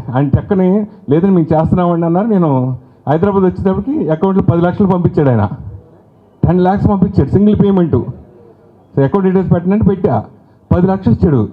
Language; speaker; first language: Telugu; native; Telugu